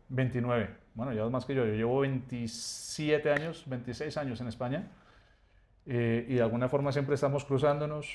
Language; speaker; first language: Spanish; native; Spanish